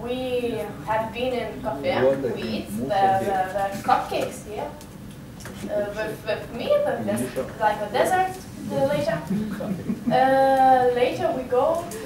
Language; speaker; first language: English; non-native, learner; Lithuanian